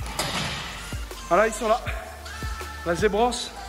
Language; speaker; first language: French; native; French